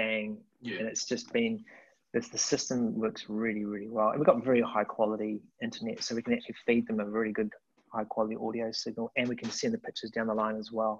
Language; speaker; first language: English; native; English